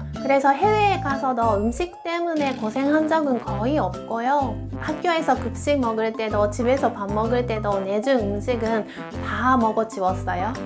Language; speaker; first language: Korean; non-native, fluent; Japanese